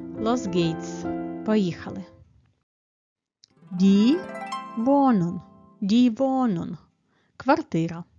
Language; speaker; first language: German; non-native, fluent; Ukrainian